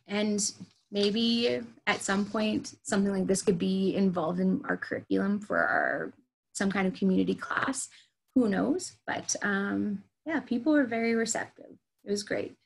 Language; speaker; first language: English; native; English